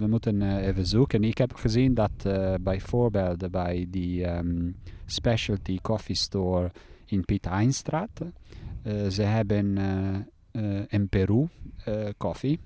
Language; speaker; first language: Dutch; non-native, fluent; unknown